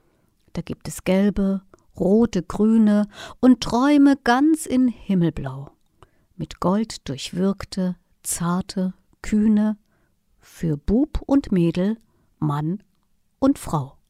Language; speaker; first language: German; native; German